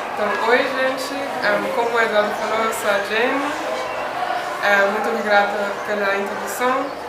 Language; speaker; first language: Portuguese; non-native, fluent; Swiss German